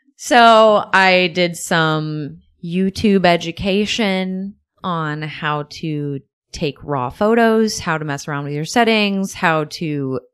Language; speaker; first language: English; native; English